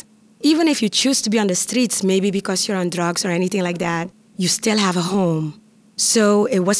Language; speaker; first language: English; non-native, fluent; Papiamento